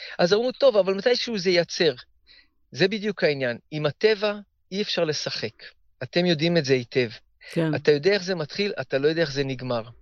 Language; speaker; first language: Hebrew; early bilingual, heritage; Hebrew